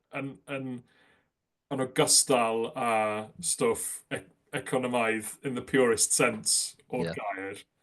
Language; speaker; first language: Welsh; non-native, local second language; English